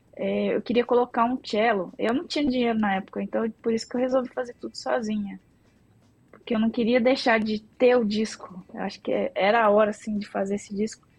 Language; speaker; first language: Portuguese; native; Portuguese